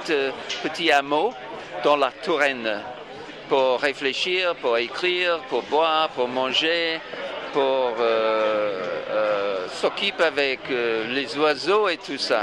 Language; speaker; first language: French; non-native, fluent; English